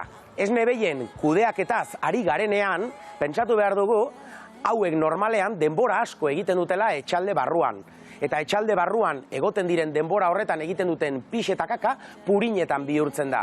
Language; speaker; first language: Basque; native; Basque